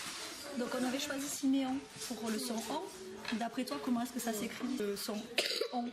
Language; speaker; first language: French; native; French